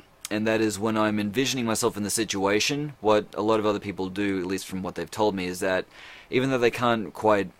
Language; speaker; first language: English; native; English